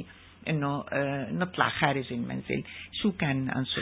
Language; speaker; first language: Arabic; native; Arabic